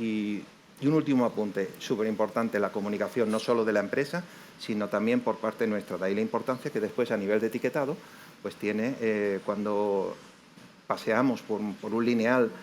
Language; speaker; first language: Spanish; native; Spanish